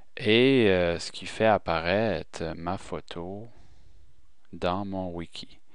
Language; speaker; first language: French; native; French